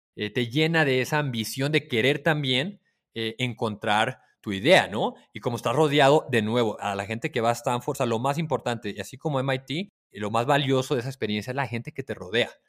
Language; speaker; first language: Spanish; native; Spanish